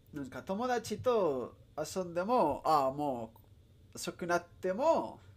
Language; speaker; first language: Japanese; non-native, learner; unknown